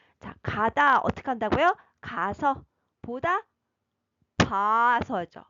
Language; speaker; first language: Korean; native; Korean